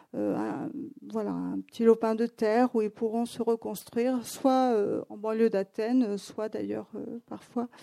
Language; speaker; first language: French; non-native, fluent; Greek